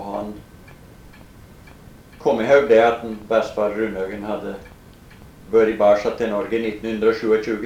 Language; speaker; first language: Norwegian; early bilingual, heritage; Norwegian